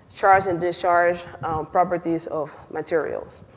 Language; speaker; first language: English; non-native, fluent; Spanish